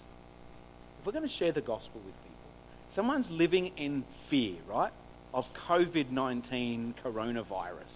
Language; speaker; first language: English; native; English